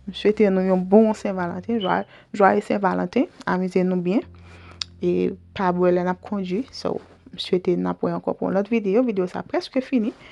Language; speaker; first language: French; non-native, local second language; Haitian Creole